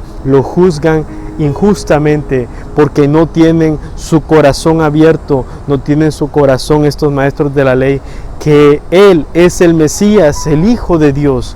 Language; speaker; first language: Spanish; native; Spanish